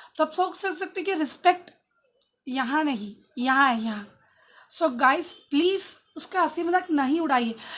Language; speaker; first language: Hindi; non-native, local second language; Tulu